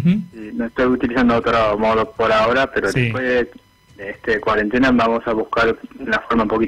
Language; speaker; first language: Spanish; non-native, fluent; Japanese